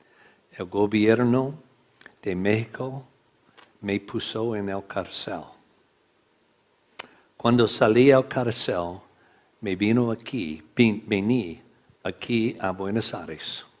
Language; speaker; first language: Spanish; non-native, learner; English